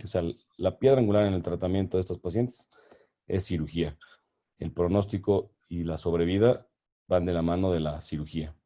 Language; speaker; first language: Spanish; native; Spanish